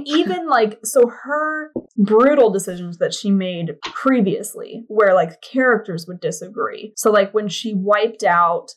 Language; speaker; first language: English; native; English